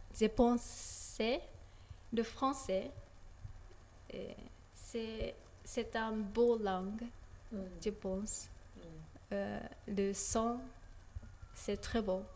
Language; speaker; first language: French; non-native, learner; Japanese